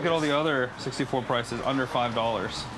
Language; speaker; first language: English; native; English